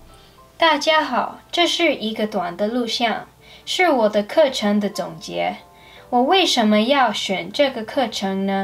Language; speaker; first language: Chinese; non-native, fluent; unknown